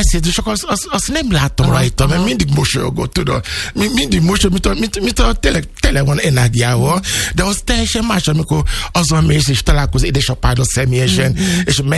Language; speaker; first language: Hungarian; non-native, learner; Yoruba